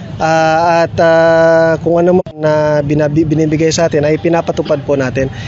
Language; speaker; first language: Filipino; non-native, local second language; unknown